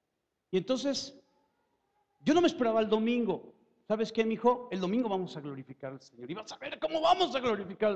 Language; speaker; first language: Spanish; native; Spanish